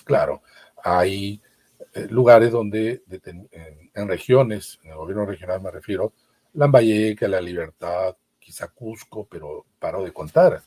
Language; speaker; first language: Spanish; native; Spanish